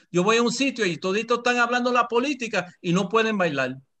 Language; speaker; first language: Spanish; early bilingual, heritage; Spanish